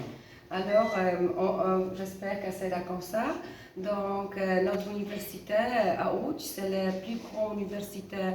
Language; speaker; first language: French; non-native, fluent; Polish